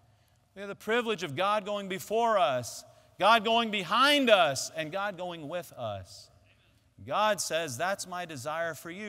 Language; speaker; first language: English; native; English